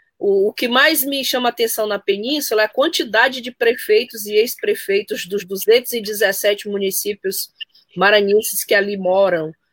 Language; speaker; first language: Portuguese; native; Portuguese